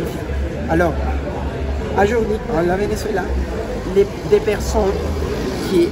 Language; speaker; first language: French; non-native, learner; Spanish